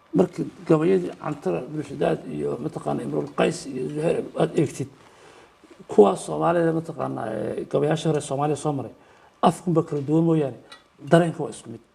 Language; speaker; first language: Somali; native; Somali